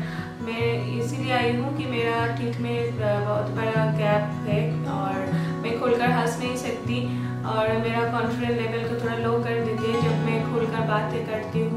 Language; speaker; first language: Hindi; non-native, local second language; Bangla